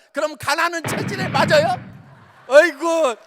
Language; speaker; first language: Korean; native; Korean